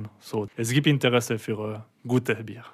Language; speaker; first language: German; non-native, local second language; French